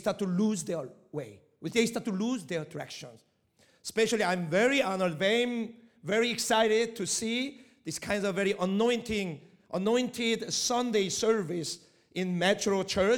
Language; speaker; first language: English; non-native, fluent; Korean